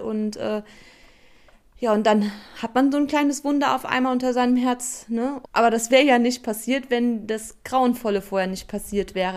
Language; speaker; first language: German; native; German